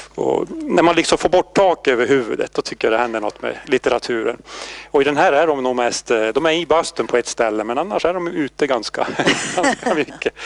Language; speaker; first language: Swedish; native; Swedish